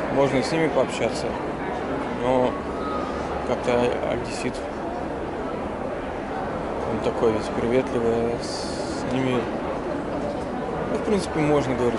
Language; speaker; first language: Russian; native; Russian